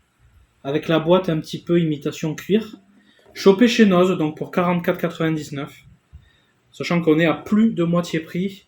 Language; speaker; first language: French; native; French